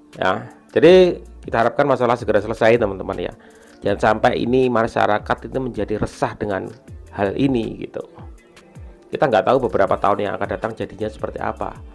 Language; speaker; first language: Indonesian; native; Indonesian